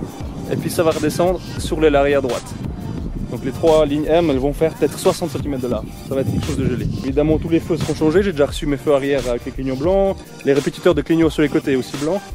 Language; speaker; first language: French; native; French